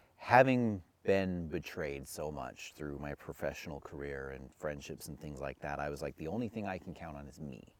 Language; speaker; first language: English; native; English